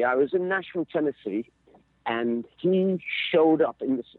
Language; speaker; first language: English; native; English